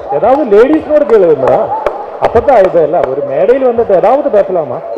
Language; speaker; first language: Tamil; non-native, learner; Malayalam